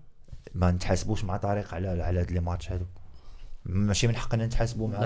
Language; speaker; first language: Arabic; native; Arabic